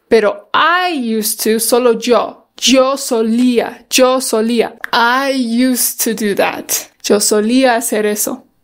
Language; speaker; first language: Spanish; non-native, fluent; English